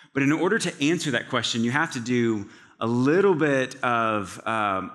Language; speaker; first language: English; native; English